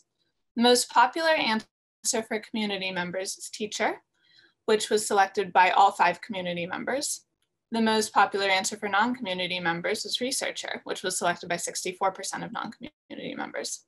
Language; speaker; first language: English; native; English